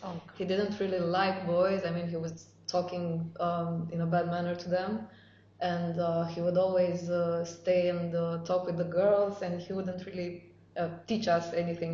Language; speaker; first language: English; non-native, fluent; Romanian